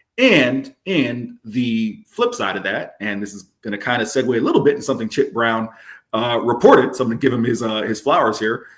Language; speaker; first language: English; native; English